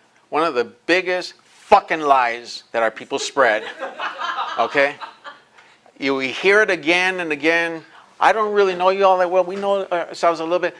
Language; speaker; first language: English; early bilingual, other home language; Spanish